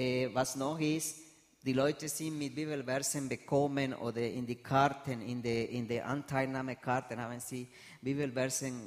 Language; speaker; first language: German; non-native, fluent; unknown